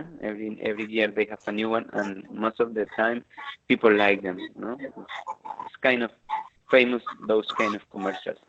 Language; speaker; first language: English; non-native, fluent; Spanish